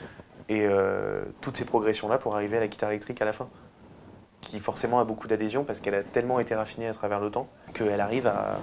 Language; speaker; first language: French; native; French